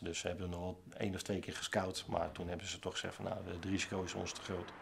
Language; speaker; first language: Dutch; native; Dutch